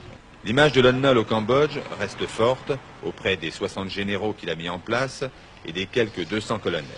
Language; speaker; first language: French; native; French